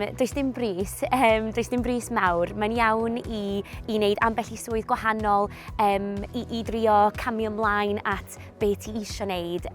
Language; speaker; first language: Welsh; non-native, local second language; English